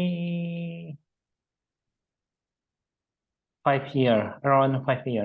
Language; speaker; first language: English; non-native, learner; Indonesian